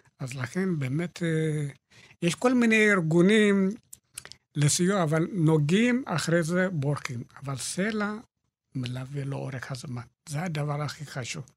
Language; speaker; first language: Hebrew; non-native, fluent; Amharic